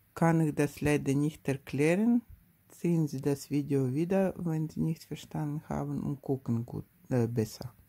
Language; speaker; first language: German; non-native, learner; Russian